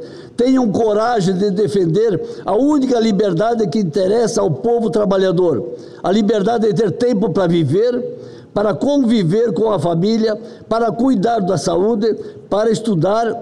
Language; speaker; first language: Portuguese; native; Portuguese